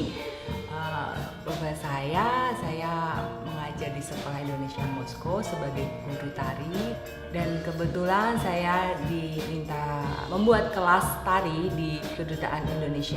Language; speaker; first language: Indonesian; native; Indonesian